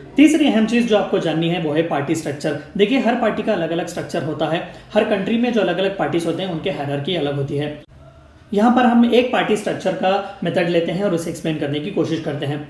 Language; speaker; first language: Hindi; native; Hindi